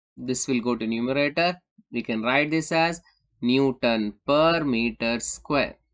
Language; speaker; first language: English; non-native, local second language; Urdu